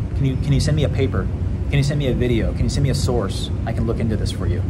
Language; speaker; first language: English; native; English